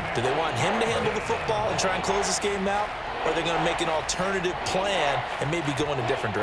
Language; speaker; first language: English; native; English